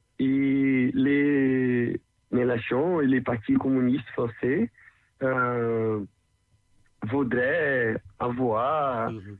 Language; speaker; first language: French; non-native, learner; Portuguese